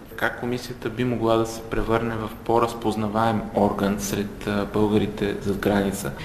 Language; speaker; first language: Bulgarian; native; Bulgarian